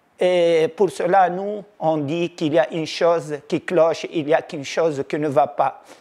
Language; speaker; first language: French; non-native, local second language; Arabic